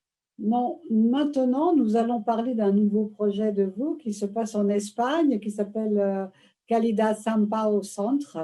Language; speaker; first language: French; native; French